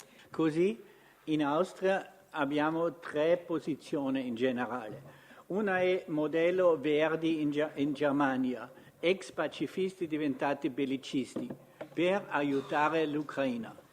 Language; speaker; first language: Italian; non-native, fluent; German